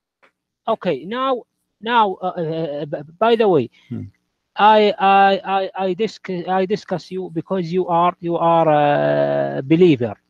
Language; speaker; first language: English; non-native, learner; Arabic